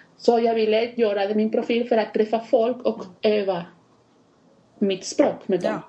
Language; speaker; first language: Swedish; non-native, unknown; Spanish